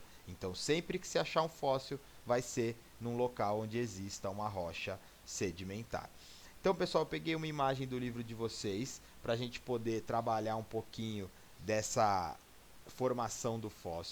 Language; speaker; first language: Portuguese; native; Portuguese